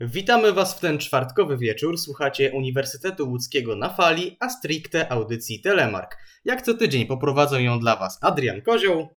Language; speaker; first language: Polish; native; Polish